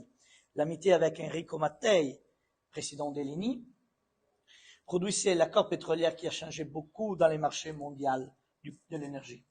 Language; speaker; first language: French; non-native, fluent; Italian